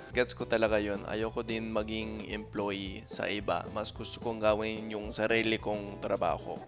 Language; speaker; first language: Filipino; non-native, fluent; English